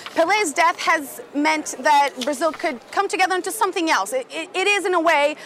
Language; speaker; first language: English; non-native, fluent; Portuguese